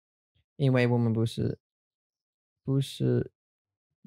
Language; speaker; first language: Chinese; non-native, learner; English